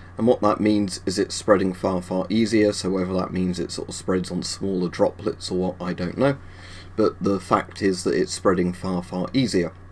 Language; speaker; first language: English; native; English